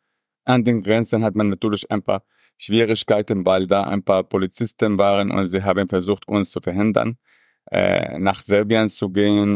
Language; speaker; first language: German; non-native, fluent; Arabic